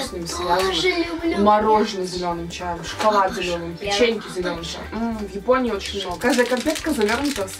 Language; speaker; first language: Russian; native; Russian